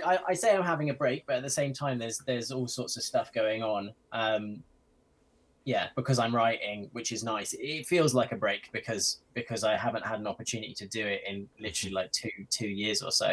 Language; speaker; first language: English; native; English